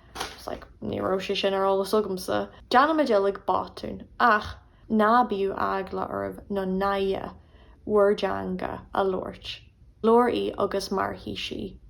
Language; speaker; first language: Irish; non-native, local second language; English